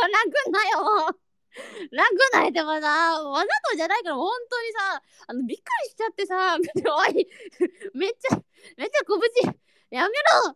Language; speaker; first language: Japanese; non-native, learner; Indonesian